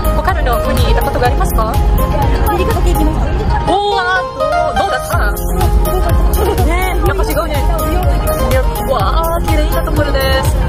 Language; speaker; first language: Japanese; non-native, learner; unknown